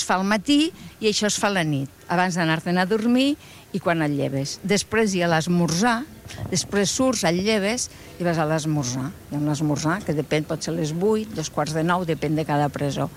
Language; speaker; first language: Catalan; native; Catalan